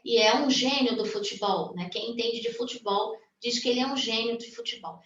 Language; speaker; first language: Portuguese; native; Portuguese